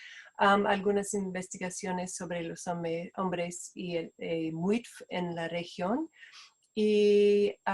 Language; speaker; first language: Spanish; non-native, fluent; Portuguese